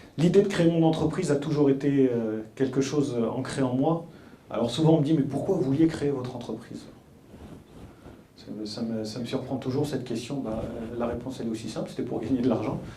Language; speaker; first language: French; early bilingual, other home language; Arabic